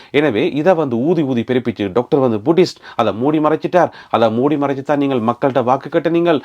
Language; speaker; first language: Tamil; native; Tamil